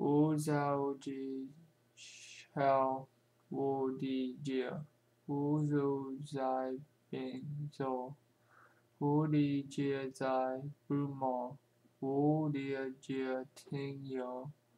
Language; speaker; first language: Chinese; non-native, learner; English